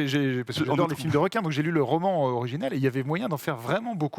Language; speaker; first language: French; native; French